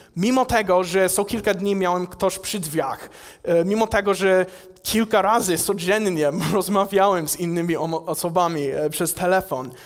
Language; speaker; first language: Polish; non-native, fluent; English